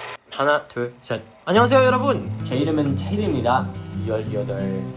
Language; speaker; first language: Korean; non-native, learner; Indonesian